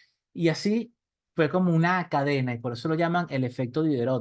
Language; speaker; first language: Spanish; native; Spanish